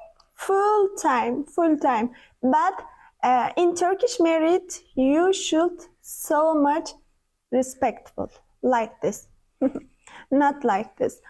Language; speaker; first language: English; non-native, learner; Turkish